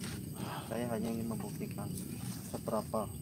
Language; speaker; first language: Indonesian; non-native, local second language; Javanese